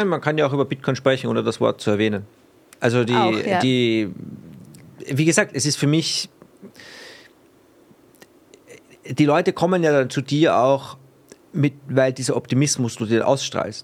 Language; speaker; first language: German; native; German